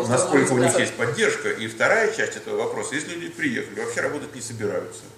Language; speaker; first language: Russian; native; Russian